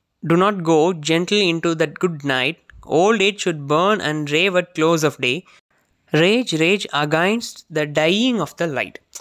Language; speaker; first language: English; non-native, local second language; Tamil